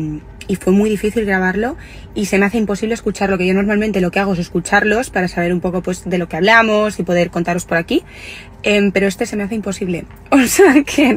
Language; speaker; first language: Spanish; native; Spanish